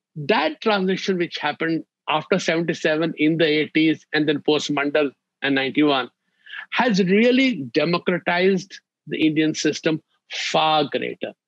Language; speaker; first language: English; non-native, local second language; Hindi